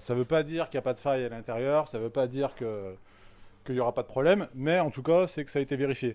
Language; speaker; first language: French; native; French